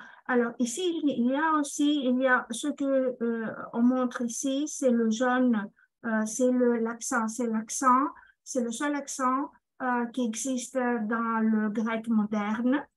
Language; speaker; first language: French; non-native, fluent; Greek